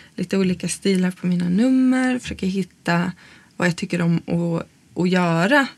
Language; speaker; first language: Swedish; native; Swedish